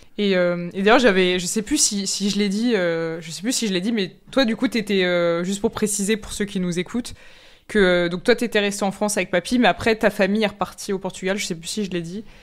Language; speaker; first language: French; native; French